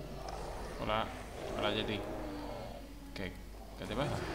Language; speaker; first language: Spanish; native; Spanish